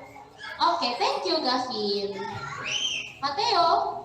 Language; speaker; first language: English; non-native, fluent; Indonesian